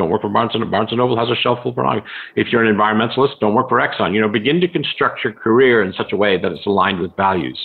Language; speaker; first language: English; native; English